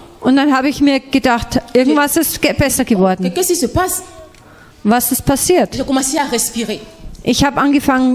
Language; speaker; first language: German; non-native, fluent; French